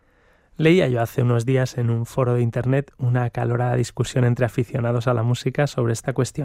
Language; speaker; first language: Spanish; native; Spanish